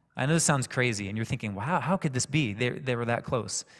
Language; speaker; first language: English; native; English